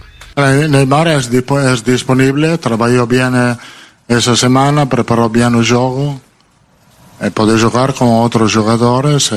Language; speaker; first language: Portuguese; non-native, fluent; Italian